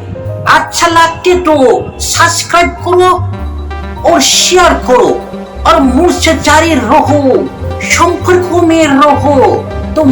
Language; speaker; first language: Hindi; non-native, local second language; Bodo